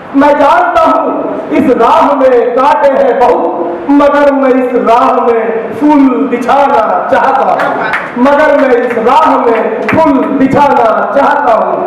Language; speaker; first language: Hindi; non-native, local second language; Marathi